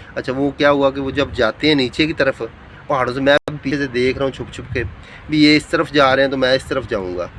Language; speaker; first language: Urdu; non-native, local second language; Punjabi